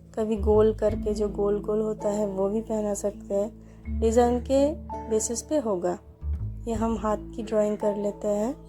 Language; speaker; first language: Hindi; non-native, local second language; Bangla